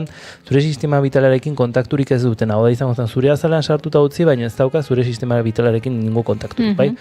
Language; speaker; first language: Basque; native; Basque